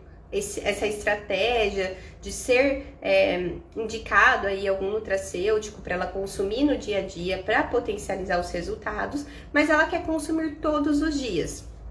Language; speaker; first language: Portuguese; native; Portuguese